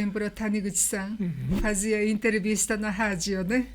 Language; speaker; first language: Portuguese; non-native, learner; Japanese